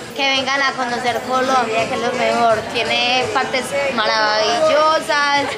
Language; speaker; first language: Spanish; native; Spanish